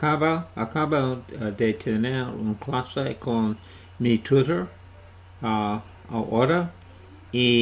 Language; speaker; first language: Spanish; non-native, learner; English